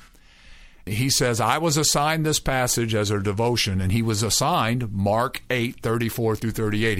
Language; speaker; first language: English; native; English